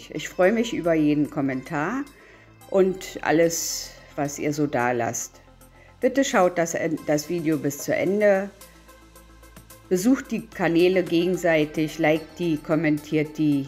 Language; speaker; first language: German; native; German